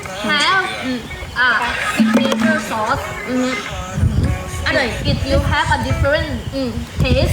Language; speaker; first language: English; non-native, learner; Thai